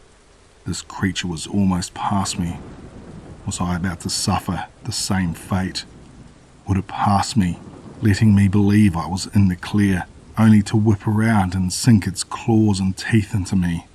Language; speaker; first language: English; native; English